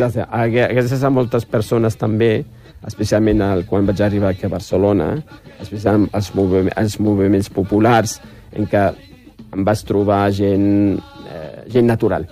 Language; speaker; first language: Catalan; non-native, fluent; Riffian